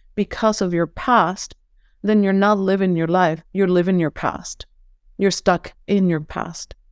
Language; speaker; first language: English; non-native, fluent; Spanish